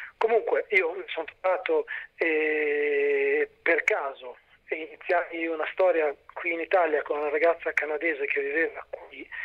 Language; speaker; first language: Italian; native; Italian